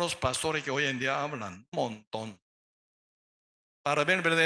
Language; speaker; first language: Spanish; non-native, learner; Korean